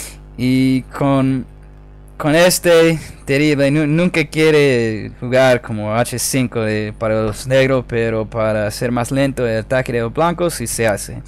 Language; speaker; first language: Spanish; non-native, fluent; English